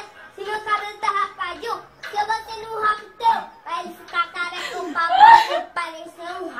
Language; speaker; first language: Portuguese; native; Portuguese